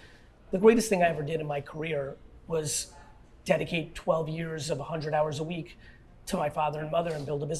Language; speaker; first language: English; early bilingual, other home language; Russian